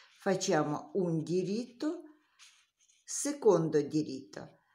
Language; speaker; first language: Italian; non-native, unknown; Russian